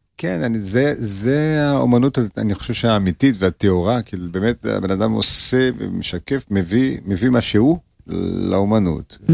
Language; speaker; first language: Hebrew; non-native, fluent; Portuguese